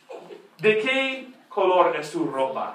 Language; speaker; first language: Spanish; non-native, fluent; English